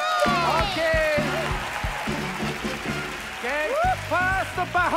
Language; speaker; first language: Spanish; non-native, learner; Japanese